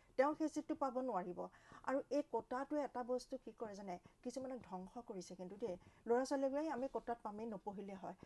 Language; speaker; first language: Assamese; native; Assamese